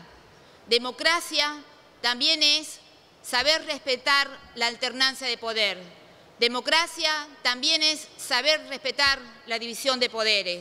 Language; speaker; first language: Spanish; native; Spanish